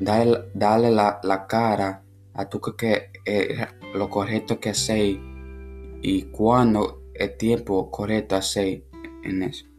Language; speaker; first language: Spanish; non-native, learner; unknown